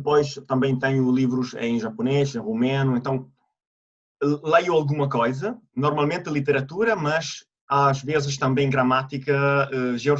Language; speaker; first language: Portuguese; non-native, fluent; Italian